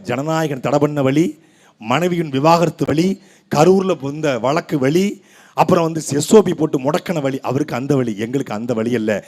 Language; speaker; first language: Tamil; native; Tamil